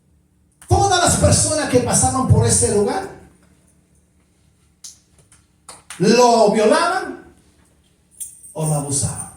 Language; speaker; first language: Spanish; native; Spanish